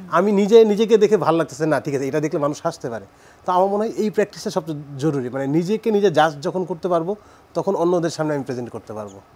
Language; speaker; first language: Bangla; native; Bangla